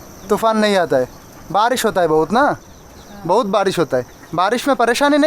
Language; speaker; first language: Hindi; non-native, local second language; Bangla